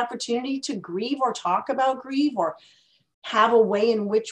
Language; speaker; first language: English; native; English